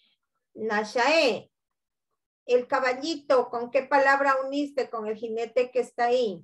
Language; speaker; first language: Spanish; native; Spanish